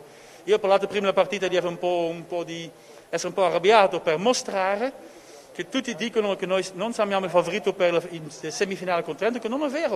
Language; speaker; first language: Italian; non-native, fluent; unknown